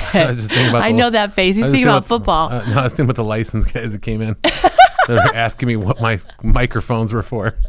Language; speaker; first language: English; native; English